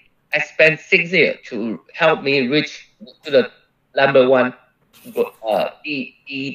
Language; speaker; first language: English; non-native, fluent; Chinese